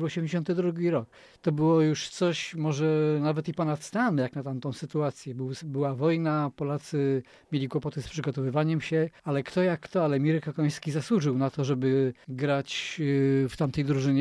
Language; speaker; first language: Polish; native; Polish